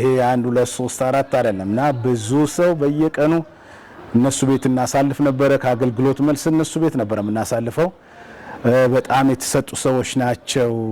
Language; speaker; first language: Amharic; native; Amharic